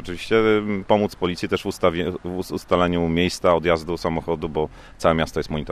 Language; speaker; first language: Polish; native; Polish